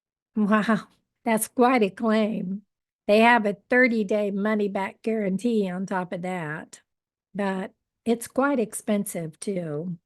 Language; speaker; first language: English; native; English